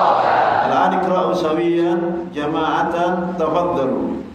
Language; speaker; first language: Arabic; non-native, fluent; Indonesian